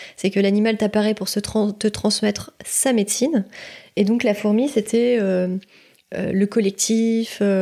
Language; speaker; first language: French; native; French